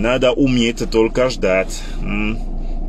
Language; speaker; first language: Russian; non-native, learner; Lingala